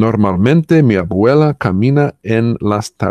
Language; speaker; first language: Spanish; non-native, learner; English